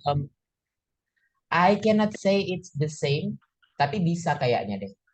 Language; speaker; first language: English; non-native, fluent; Indonesian